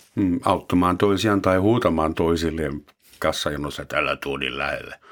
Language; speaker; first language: Finnish; non-native, fluent; German